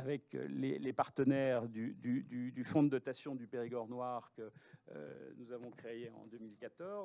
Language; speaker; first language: French; native; French